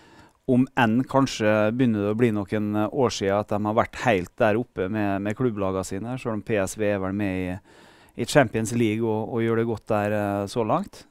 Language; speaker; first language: Norwegian; native; Norwegian